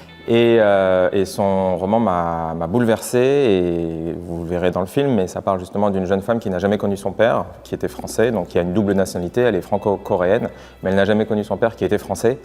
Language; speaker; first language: French; native; French